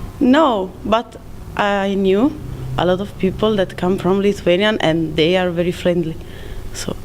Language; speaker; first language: English; non-native, learner; Italian